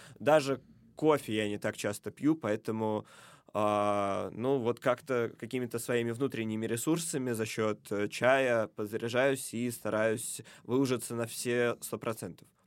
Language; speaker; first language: Russian; native; Russian